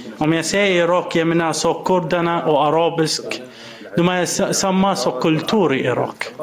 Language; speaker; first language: Swedish; non-native, learner; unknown